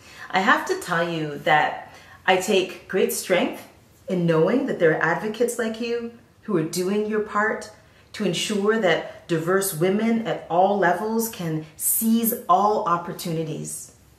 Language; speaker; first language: English; native; English